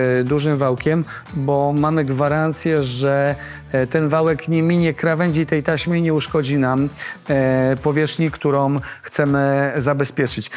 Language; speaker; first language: Polish; native; Polish